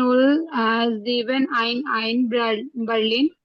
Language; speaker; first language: German; non-native, learner; Hindi